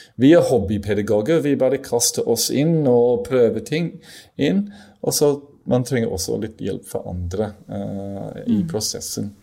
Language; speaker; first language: Norwegian; non-native, fluent; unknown